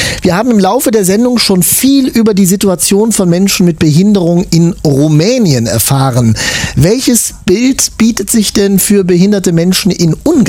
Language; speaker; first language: German; native; German